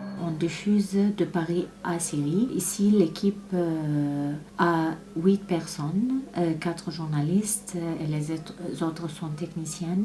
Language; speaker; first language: French; non-native, fluent; Arabic